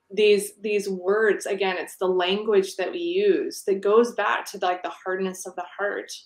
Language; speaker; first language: English; native; English